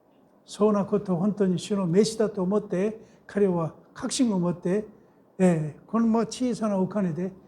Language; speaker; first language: Japanese; non-native, fluent; Korean